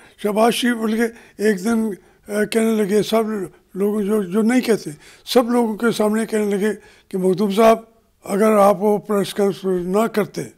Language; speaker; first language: Urdu; native; Urdu